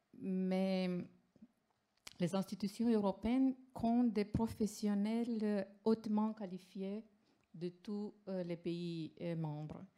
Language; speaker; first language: French; non-native, fluent; Romanian